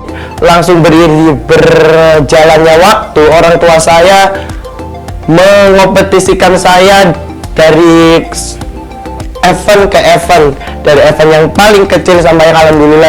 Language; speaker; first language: Indonesian; non-native, local second language; Javanese